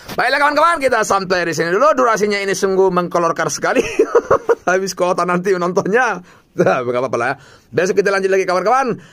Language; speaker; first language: Indonesian; non-native, local second language; Batak Toba